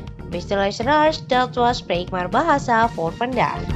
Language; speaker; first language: Dutch; non-native, fluent; Indonesian